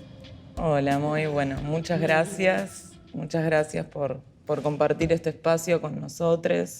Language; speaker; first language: Spanish; native; Spanish